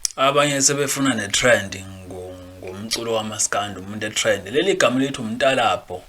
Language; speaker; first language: Zulu; native; Zulu